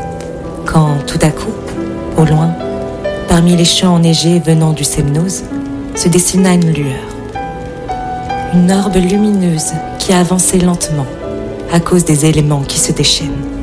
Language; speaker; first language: French; native; French